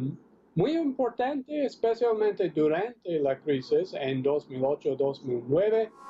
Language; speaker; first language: Spanish; non-native, fluent; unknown